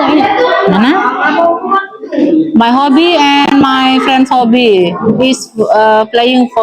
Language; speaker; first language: English; non-native, learner; Indonesian